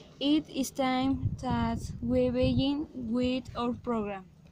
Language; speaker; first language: English; non-native, learner; Spanish